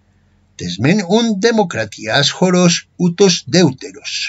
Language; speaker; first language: Greek; non-native, fluent; Spanish